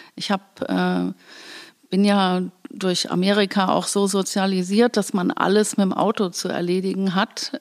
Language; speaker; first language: German; native; German